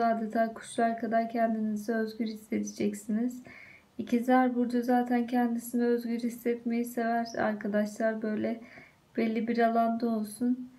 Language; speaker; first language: Turkish; native; Turkish